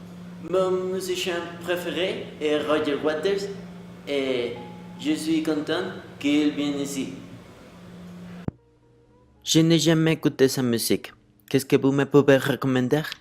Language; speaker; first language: French; non-native, learner; Spanish